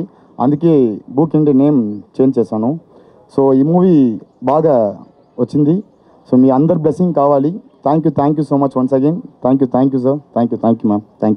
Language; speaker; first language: Telugu; non-native, learner; Tamil